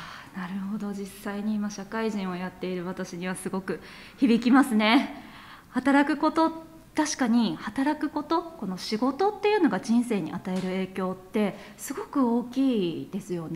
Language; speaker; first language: Japanese; native; Japanese